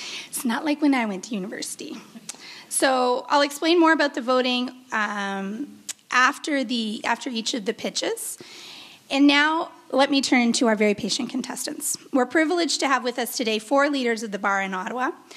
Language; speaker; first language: English; native; English